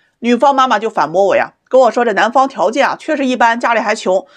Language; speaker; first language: Chinese; native; Chinese